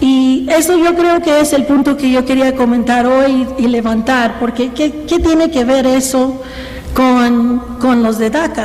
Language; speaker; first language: Spanish; early bilingual, heritage; Spanish